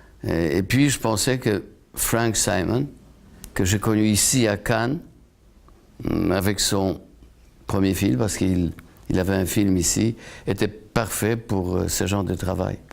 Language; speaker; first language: French; non-native, fluent; Polish